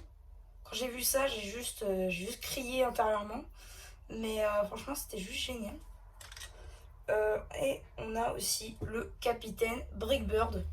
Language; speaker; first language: French; native; French